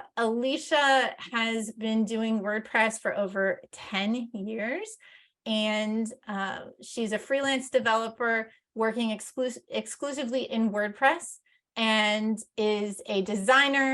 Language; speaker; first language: English; native; English